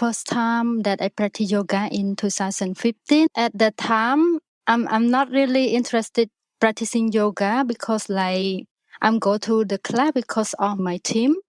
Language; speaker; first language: English; non-native, learner; Khmer